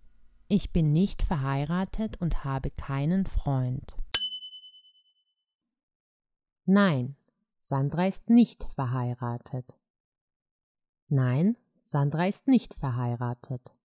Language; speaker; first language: German; non-native, fluent; Croatian